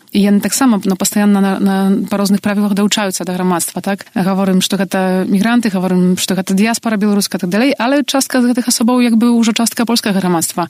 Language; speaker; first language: Belarusian; native; Belarusian